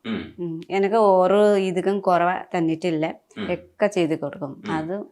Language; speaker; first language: Malayalam; non-native, learner; Nepali